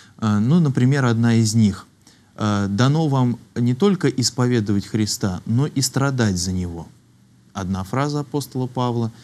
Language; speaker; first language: Russian; native; Russian